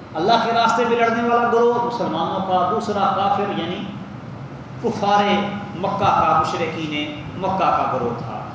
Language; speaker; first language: Urdu; non-native, local second language; Punjabi